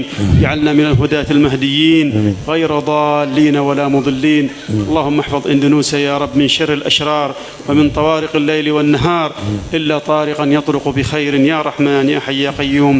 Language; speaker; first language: Arabic; native; Arabic